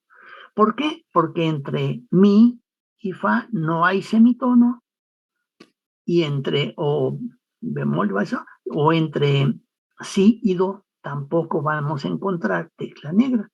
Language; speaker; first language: Spanish; native; Spanish